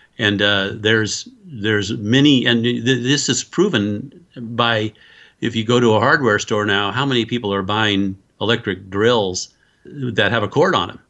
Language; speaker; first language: English; native; English